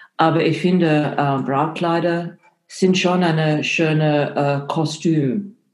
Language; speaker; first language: German; non-native, fluent; English